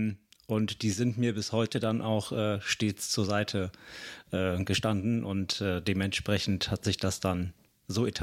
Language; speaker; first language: German; native; German